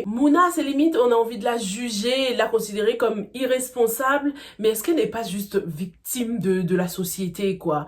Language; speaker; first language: French; native; French